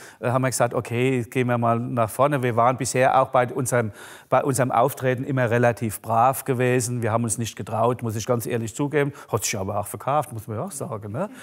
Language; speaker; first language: German; native; German